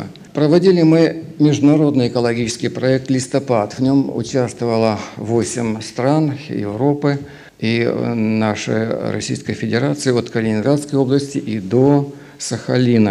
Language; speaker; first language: Russian; native; Russian